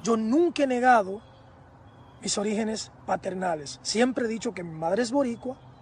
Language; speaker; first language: Spanish; early bilingual, heritage; Spanish